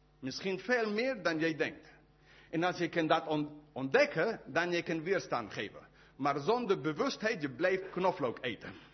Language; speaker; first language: Dutch; non-native, fluent; English